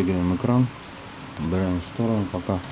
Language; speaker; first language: Russian; native; Russian